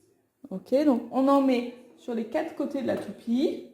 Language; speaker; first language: French; native; French